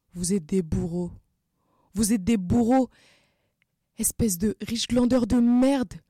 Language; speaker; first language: French; native; French